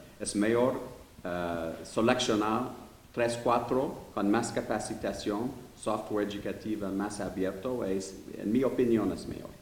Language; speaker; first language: Spanish; non-native, learner; English